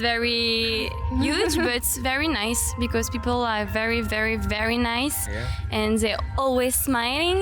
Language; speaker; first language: English; non-native, learner; French